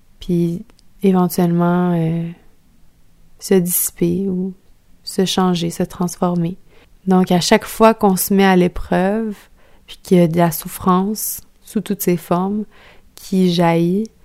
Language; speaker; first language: French; native; French